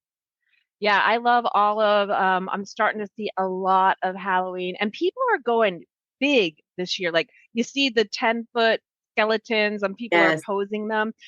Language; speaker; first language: English; native; English